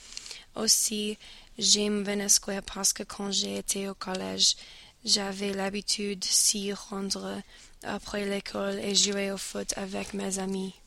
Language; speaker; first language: French; non-native, learner; English